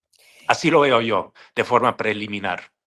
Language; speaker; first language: Spanish; non-native, fluent; English